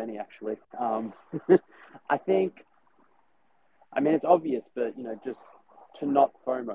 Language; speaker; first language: English; native; English